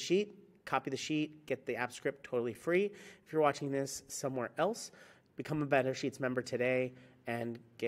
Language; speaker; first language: English; native; English